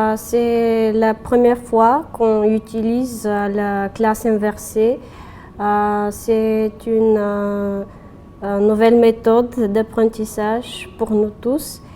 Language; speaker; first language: French; non-native, fluent; Bulgarian